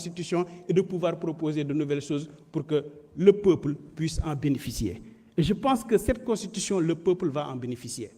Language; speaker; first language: French; non-native, local second language; Wolof